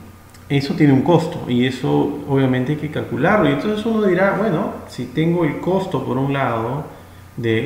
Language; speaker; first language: Spanish; native; Spanish